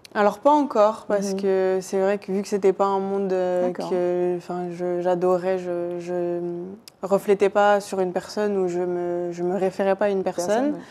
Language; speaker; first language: French; native; French